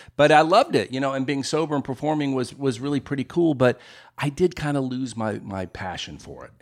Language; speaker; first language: English; native; English